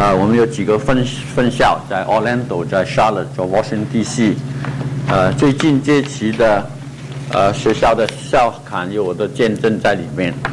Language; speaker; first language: Chinese; non-native, local second language; Cantonese